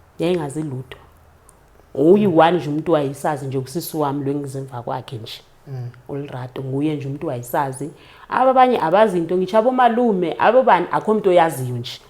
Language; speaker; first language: Zulu; non-native, local second language; Xhosa